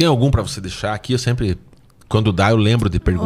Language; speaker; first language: Portuguese; native; Portuguese